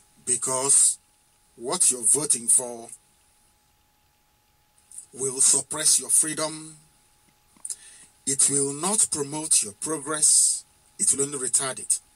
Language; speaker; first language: English; non-native, local second language; Igbo